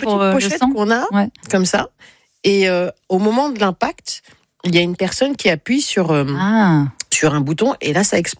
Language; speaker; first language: French; native; French